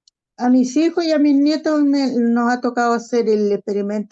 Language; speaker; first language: Spanish; native; Spanish